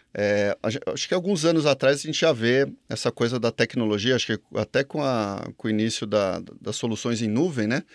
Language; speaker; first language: Portuguese; native; Portuguese